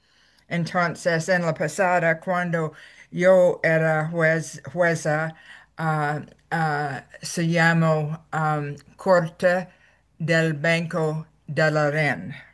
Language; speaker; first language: Spanish; non-native, learner; English